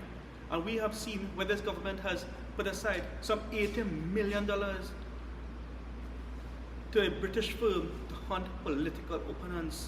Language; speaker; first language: English; native; English